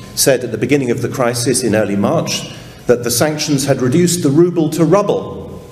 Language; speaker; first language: English; native; English